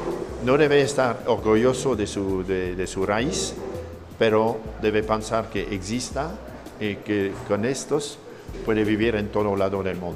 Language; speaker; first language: Spanish; non-native, fluent; French